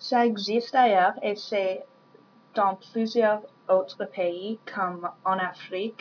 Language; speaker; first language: French; non-native, learner; English